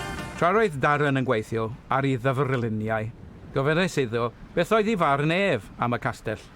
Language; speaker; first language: Welsh; native; Welsh